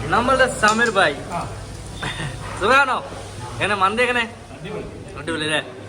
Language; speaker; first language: Malayalam; non-native, learner; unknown